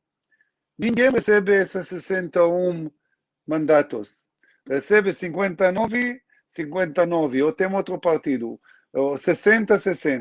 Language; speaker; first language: Portuguese; non-native, learner; Hebrew